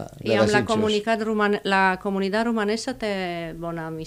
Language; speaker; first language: Catalan; non-native, fluent; Romanian